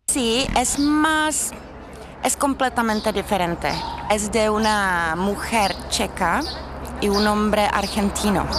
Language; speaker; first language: Spanish; non-native, fluent; Czech